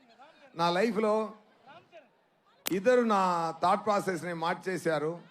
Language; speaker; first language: Telugu; non-native, learner; Tamil